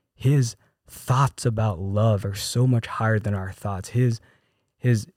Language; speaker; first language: English; early bilingual, other home language; Korean